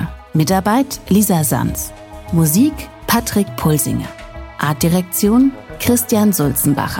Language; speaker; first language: German; native; German